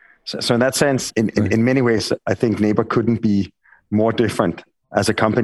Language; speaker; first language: English; non-native, fluent; Danish